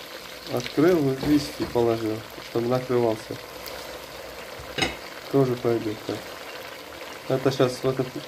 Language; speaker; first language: Russian; non-native, learner; Uzbek